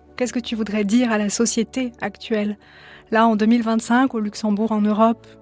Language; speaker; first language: French; native; French